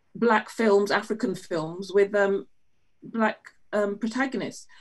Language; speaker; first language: English; native; English